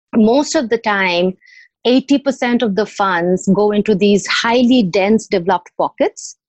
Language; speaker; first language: English; non-native, local second language; Odia